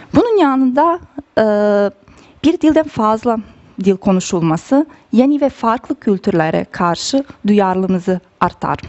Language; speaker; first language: Turkish; non-native, fluent; Bosnian